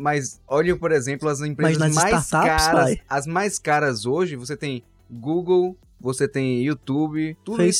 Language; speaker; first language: Portuguese; native; Portuguese